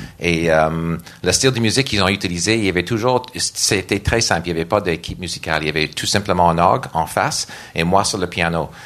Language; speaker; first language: French; non-native, local second language; English